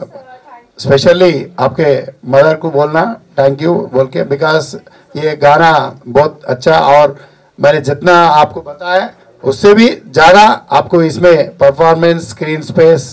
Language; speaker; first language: Telugu; native; Telugu